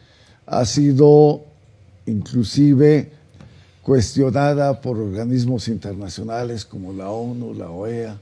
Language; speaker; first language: Spanish; native; Spanish